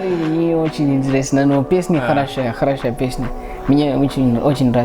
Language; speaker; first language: Russian; non-native, learner; English